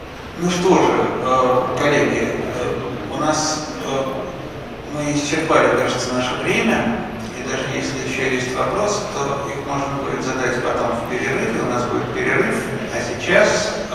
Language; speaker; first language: Russian; native; Russian